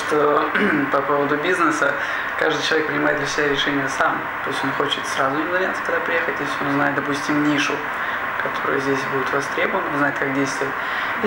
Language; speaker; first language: Russian; native; Russian